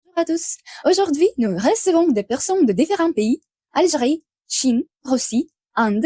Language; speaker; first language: French; non-native, fluent; Russian